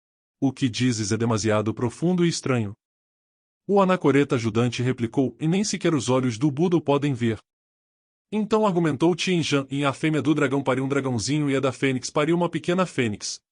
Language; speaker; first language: Portuguese; native; Portuguese